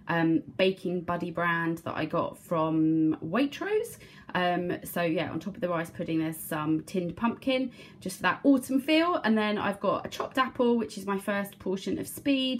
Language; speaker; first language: English; native; English